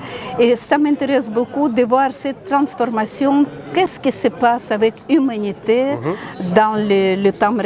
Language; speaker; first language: French; non-native, fluent; Russian